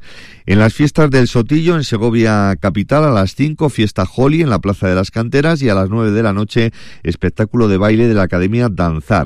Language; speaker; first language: Spanish; native; Spanish